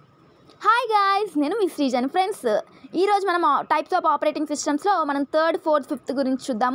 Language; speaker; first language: Telugu; native; Telugu